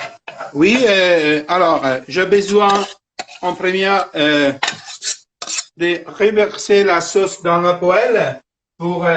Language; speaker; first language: French; non-native, fluent; Italian